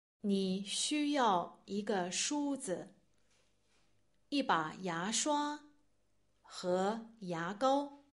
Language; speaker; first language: Chinese; non-native, learner; Russian